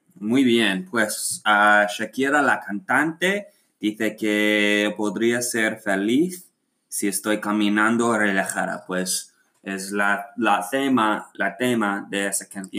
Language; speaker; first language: Spanish; non-native, learner; English